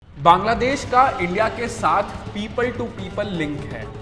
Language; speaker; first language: Hindi; native; Hindi